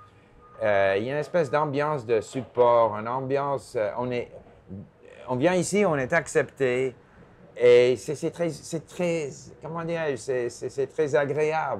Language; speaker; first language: French; non-native, local second language; English